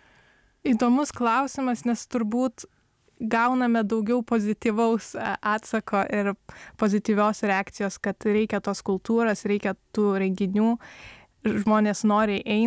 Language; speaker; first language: Lithuanian; native; Lithuanian